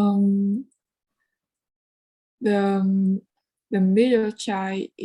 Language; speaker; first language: English; non-native, learner; Vietnamese